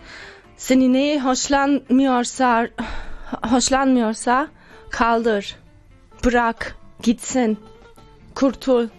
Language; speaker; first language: Turkish; early bilingual, other home language; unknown